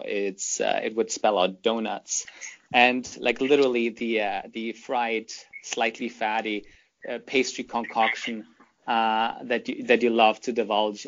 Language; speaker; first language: English; non-native, fluent; German